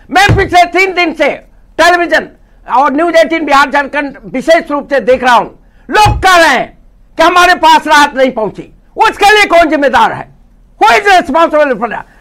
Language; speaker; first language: Hindi; native; Hindi